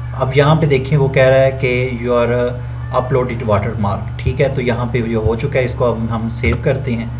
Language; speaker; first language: Urdu; native; Urdu